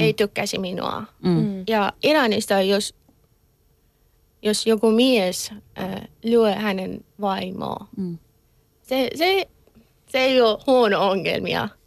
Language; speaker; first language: Finnish; non-native, learner; Persian